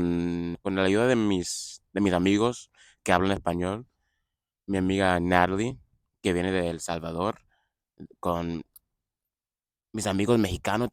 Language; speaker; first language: Spanish; non-native, fluent; English